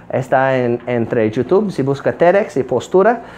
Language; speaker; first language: Spanish; non-native, fluent; English